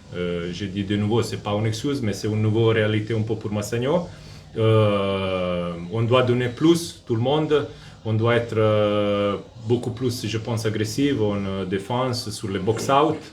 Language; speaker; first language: French; non-native, fluent; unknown